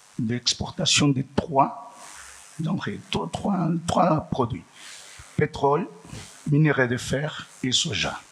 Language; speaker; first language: French; non-native, fluent; Portuguese